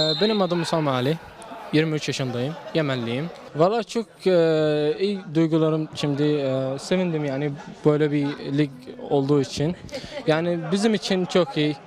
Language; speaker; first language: Turkish; non-native, learner; Arabic